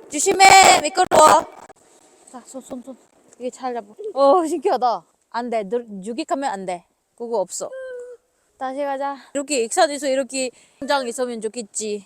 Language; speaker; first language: Korean; non-native, learner; Filipino